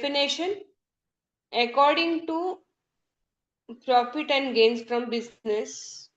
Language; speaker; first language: English; non-native, local second language; Hindi